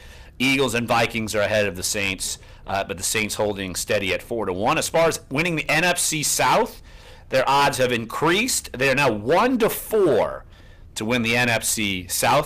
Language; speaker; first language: English; native; English